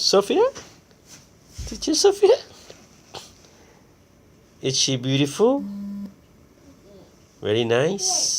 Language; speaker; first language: English; non-native, learner; Thai